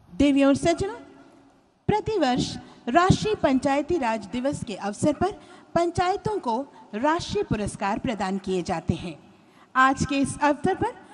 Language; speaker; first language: Hindi; native; Hindi